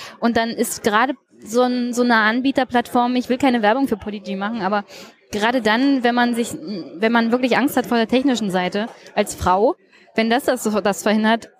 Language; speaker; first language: German; native; German